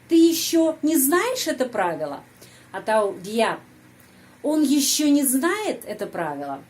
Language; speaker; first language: Russian; non-native, fluent; Indonesian